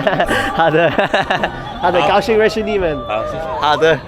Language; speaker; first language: Chinese; non-native, learner; English